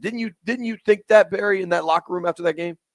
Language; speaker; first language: English; native; English